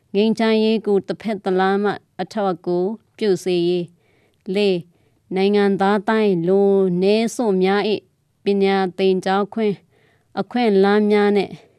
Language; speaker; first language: Burmese; non-native, local second language; Tedim Chin